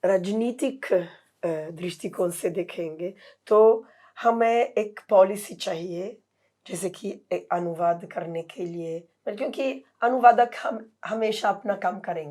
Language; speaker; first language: Hindi; non-native, fluent; Italian